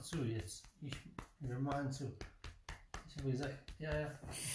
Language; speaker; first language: German; non-native, learner; Dutch